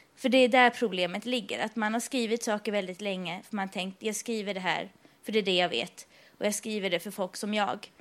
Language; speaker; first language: Swedish; early bilingual, other home language; Persian